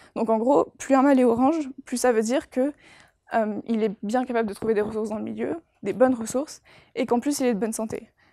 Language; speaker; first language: French; native; French